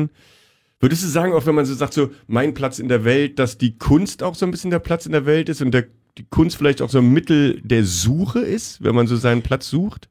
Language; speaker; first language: German; native; German